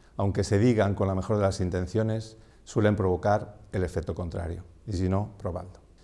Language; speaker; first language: Spanish; non-native, local second language; Catalan